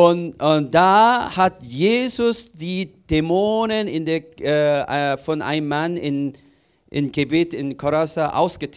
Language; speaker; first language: German; non-native, learner; Korean